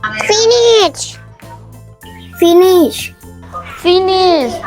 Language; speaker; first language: English; non-native, learner; Thai